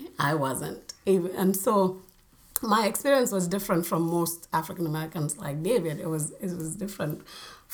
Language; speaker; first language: English; non-native, local second language; Wolof